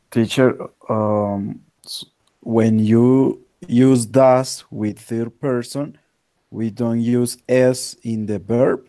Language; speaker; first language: English; non-native, learner; Spanish